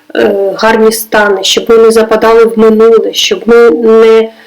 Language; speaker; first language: Ukrainian; non-native, local second language; Russian